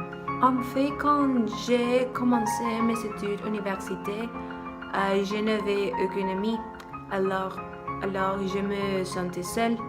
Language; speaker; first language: French; non-native, learner; Spanish